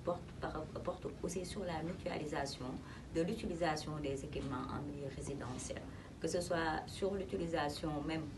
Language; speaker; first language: French; non-native, local second language; Wolof